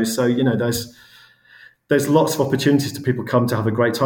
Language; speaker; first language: English; native; English